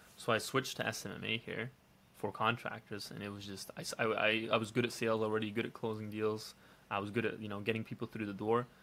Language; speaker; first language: English; non-native, fluent; Dutch